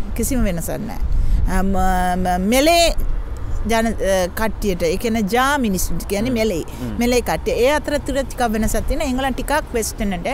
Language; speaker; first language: Sinhala; non-native, local second language; Tamil